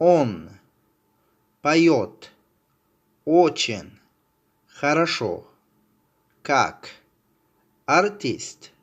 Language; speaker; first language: Russian; non-native, fluent; Tajik